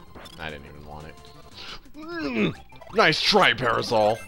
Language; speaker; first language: English; native; English